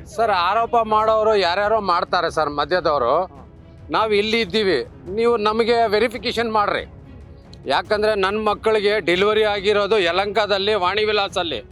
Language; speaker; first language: Kannada; non-native, local second language; Urdu